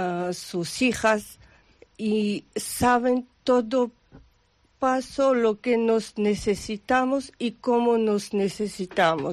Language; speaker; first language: Spanish; non-native, learner; Georgian